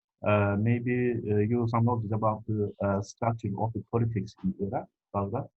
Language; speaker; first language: English; non-native, fluent; Turkish